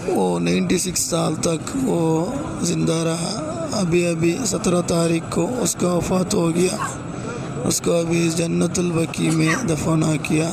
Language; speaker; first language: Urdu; non-native, fluent; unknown